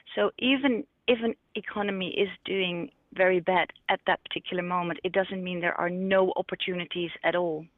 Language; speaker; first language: English; non-native, fluent; Dutch